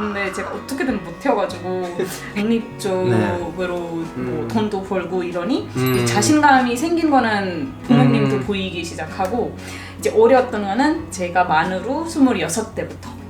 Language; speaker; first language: Korean; non-native, fluent; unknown